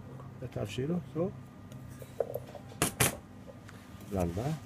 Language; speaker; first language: Swedish; non-native, learner; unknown